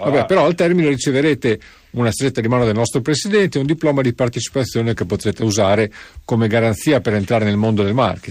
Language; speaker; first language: Italian; native; Italian